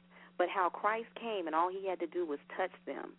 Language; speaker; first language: English; native; English